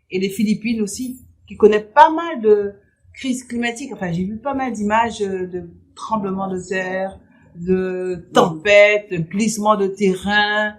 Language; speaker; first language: French; native; French